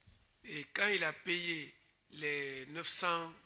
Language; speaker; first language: French; native; French